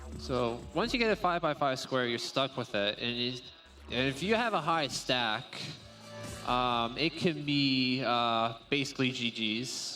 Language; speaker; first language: English; native; English